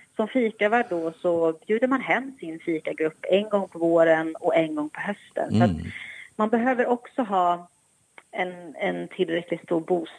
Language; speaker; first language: Swedish; native; Swedish